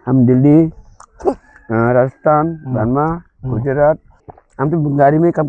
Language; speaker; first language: Hindi; non-native, local second language; Garo